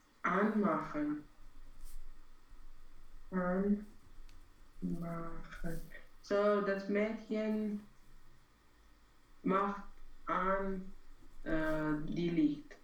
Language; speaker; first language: German; non-native, learner; Romanian